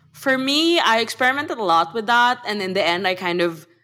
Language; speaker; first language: English; non-native, local second language; Filipino